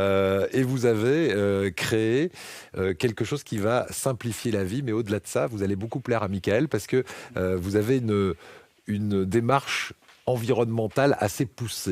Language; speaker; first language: French; native; French